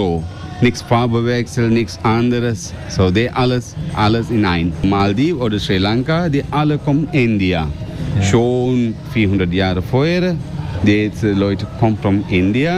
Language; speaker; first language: German; non-native, learner; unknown